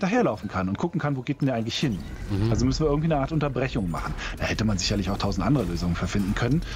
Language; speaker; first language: German; native; German